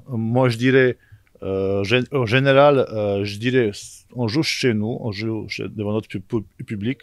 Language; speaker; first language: French; non-native, fluent; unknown